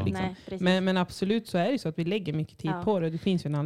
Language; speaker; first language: Swedish; native; Swedish